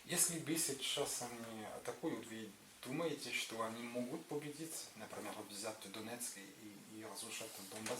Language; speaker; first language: Russian; non-native, fluent; French